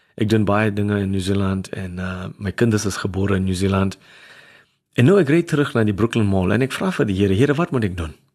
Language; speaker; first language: Afrikaans; non-native, local second language; English